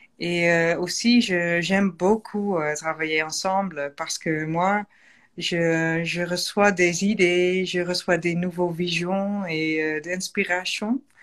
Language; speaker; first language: French; non-native, learner; Dutch